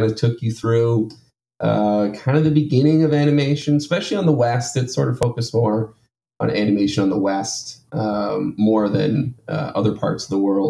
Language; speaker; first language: English; native; English